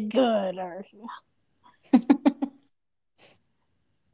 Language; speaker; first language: English; native; English